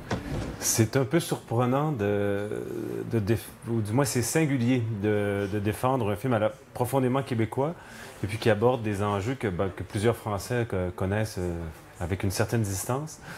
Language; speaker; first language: French; native; French